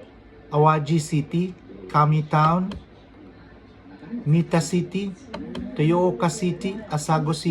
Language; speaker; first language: English; non-native, local second language; Filipino